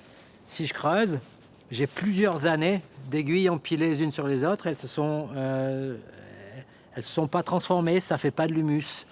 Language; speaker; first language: French; native; French